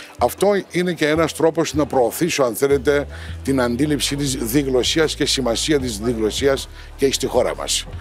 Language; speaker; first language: Greek; non-native, local second language; Turkish